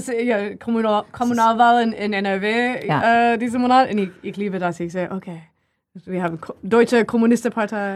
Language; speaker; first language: German; non-native, learner; English